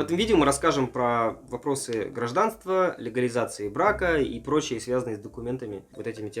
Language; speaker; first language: Russian; native; Russian